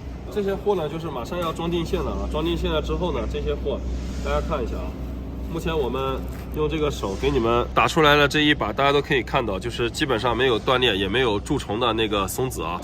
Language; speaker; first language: Chinese; native; Chinese